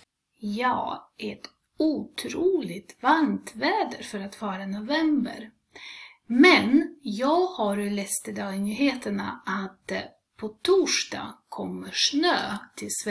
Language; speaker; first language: Swedish; non-native, fluent; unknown